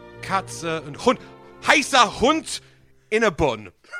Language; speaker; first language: German; non-native, learner; English